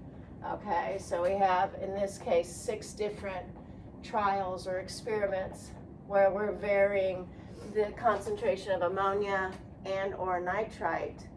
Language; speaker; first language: English; native; English